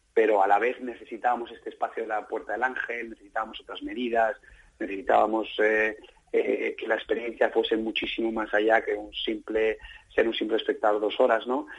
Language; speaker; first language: Spanish; native; Spanish